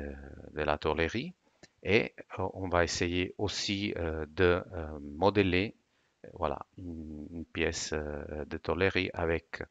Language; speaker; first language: French; non-native, fluent; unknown